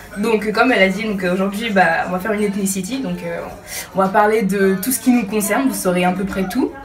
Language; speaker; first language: French; early bilingual, other home language; Bambara